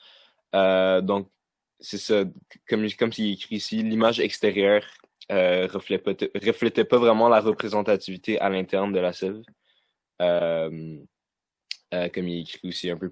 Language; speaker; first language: French; native; French